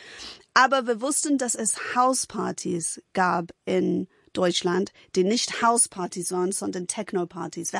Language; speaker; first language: German; non-native, fluent; English